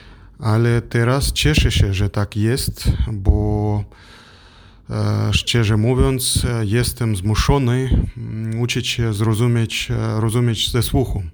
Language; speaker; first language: Polish; non-native, learner; German